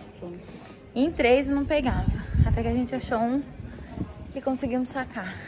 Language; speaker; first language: Portuguese; native; Portuguese